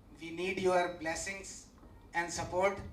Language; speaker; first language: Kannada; non-native, learner; Hindi